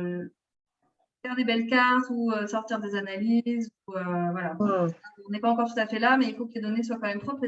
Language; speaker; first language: French; native; French